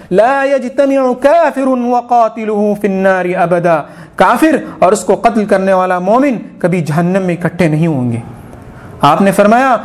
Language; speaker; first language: Urdu; native; Urdu